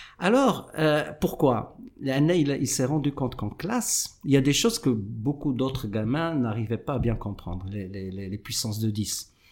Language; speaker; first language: French; non-native, local second language; Arabic